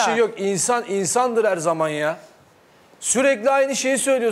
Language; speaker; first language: Turkish; native; Turkish